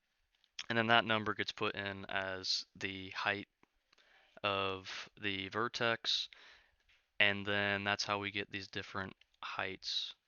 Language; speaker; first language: English; native; English